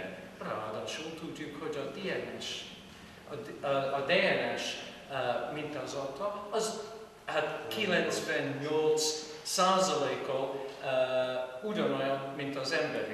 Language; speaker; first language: Hungarian; non-native, fluent; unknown